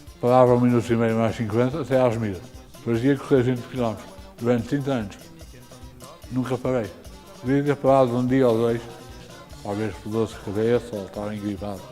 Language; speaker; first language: Portuguese; native; Portuguese